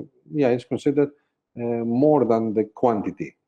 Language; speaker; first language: English; non-native, fluent; Greek